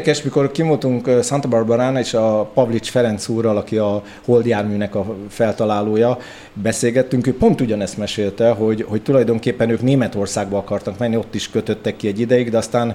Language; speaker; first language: Hungarian; native; Hungarian